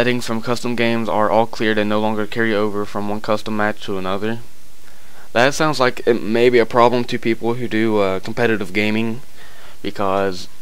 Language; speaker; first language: English; native; English